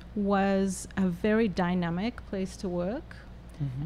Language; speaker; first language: English; native; English